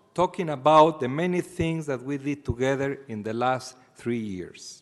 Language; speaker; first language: English; non-native, fluent; Spanish